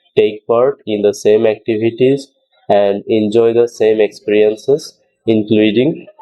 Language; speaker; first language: English; non-native, local second language; Bangla